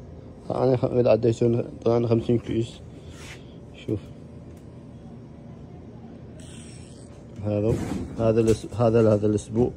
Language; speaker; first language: Arabic; non-native, learner; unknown